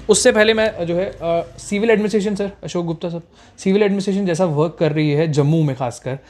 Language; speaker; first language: Hindi; non-native, local second language; Dogri